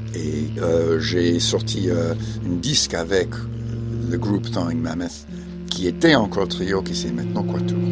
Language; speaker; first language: French; non-native, fluent; English